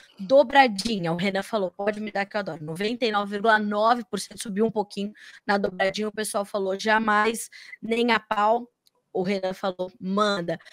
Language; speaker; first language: Portuguese; native; Portuguese